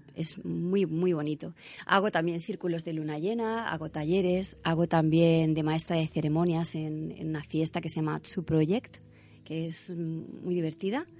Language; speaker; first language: Spanish; native; Spanish